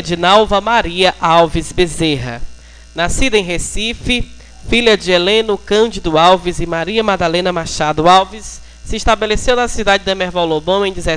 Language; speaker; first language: Portuguese; native; Portuguese